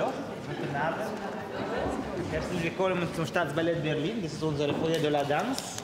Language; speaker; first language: German; non-native, learner; Russian